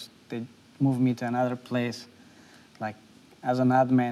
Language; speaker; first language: English; non-native, learner; Persian